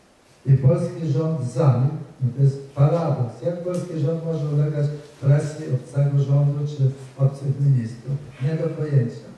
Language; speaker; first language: Polish; native; Polish